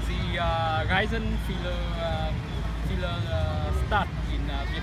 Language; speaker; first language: German; non-native, learner; Vietnamese